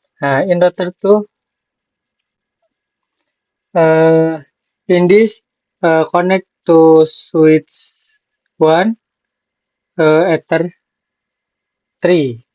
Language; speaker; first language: English; non-native, learner; Indonesian